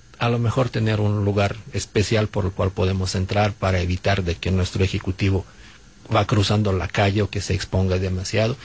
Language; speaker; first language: Spanish; non-native, fluent; Serbian